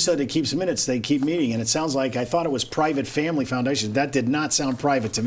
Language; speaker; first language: English; native; English